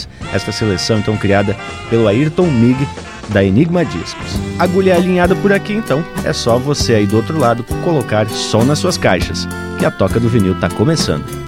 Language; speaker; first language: Portuguese; native; Portuguese